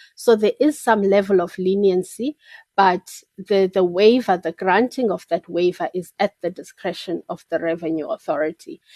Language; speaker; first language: English; non-native, local second language; Xhosa